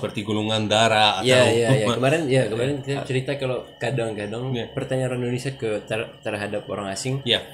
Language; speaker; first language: Indonesian; non-native, learner; French